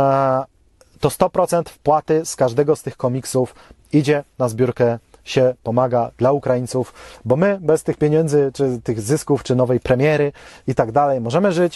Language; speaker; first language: Polish; native; Polish